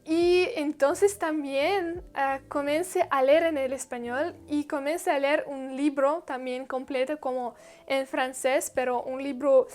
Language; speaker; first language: Spanish; non-native, learner; Russian